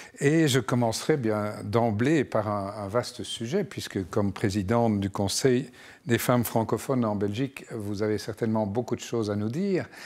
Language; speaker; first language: French; non-native, local second language; Arabic